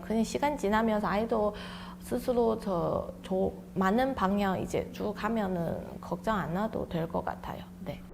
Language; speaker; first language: Korean; non-native, fluent; Chinese